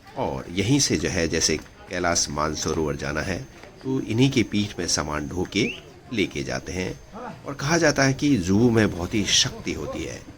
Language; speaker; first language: Hindi; non-native, local second language; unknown